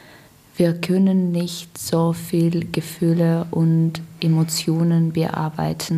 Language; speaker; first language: German; non-native, learner; Russian